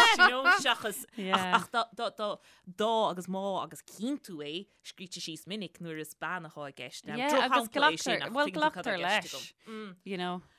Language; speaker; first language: Irish; native; Irish